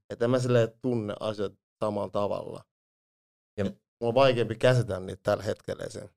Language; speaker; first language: Finnish; early bilingual, other home language; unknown